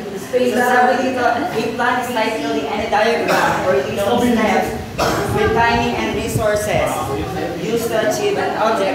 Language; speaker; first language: English; non-native, local second language; Filipino